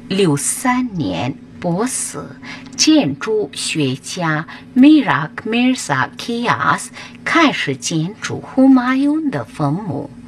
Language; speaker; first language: Chinese; non-native, learner; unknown